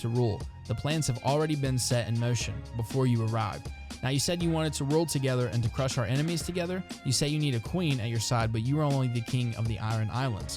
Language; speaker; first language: English; native; English